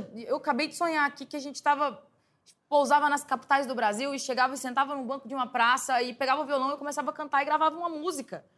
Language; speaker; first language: Portuguese; native; Portuguese